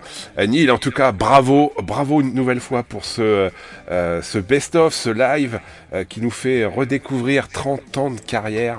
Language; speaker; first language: French; native; French